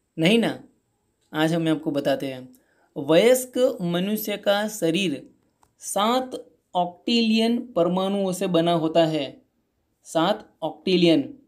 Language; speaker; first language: Hindi; non-native, local second language; Gujarati